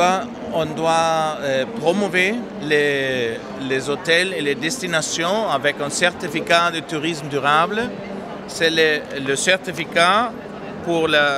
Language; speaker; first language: French; non-native, fluent; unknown